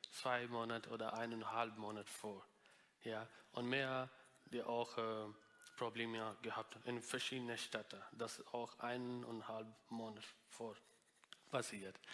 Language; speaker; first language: German; non-native, learner; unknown